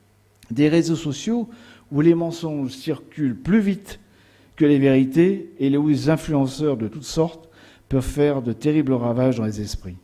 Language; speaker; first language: French; native; French